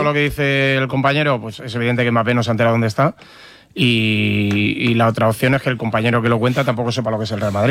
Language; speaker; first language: Spanish; native; Spanish